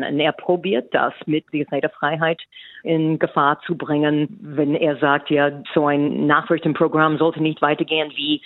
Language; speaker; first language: German; non-native, fluent; English